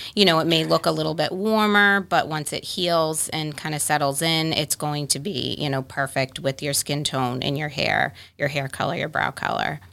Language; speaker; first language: English; native; English